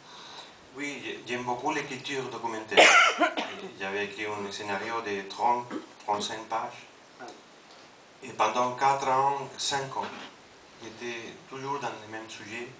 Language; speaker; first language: French; non-native, fluent; Spanish